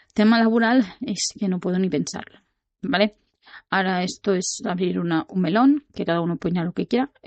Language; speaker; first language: Spanish; non-native, local second language; Catalan